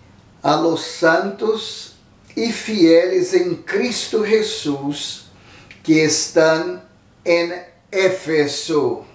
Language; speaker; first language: Spanish; non-native, fluent; Portuguese